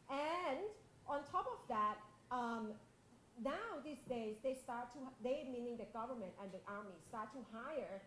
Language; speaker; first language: English; non-native, fluent; Thai